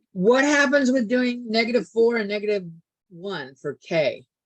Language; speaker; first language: English; native; English